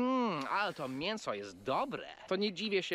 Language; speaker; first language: Polish; non-native, fluent; English